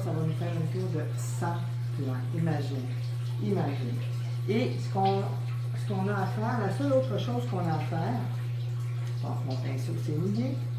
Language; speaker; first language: French; native; French